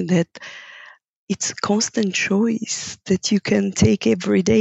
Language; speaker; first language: English; non-native, fluent; Bulgarian